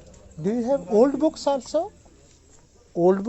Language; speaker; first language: English; non-native, learner; Brahui